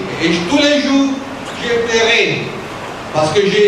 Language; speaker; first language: French; non-native, fluent; Italian